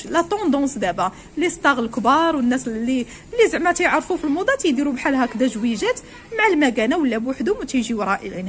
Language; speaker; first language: Arabic; native; Arabic